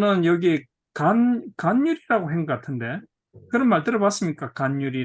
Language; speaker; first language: Korean; native; Korean